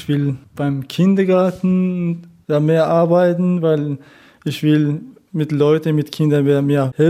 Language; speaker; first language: German; non-native, learner; Kurdish